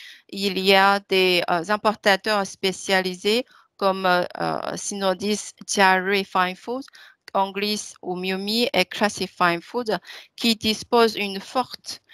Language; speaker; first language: French; non-native, fluent; Chinese